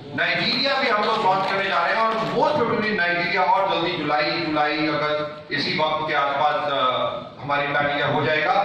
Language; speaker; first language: Hindi; native; Hindi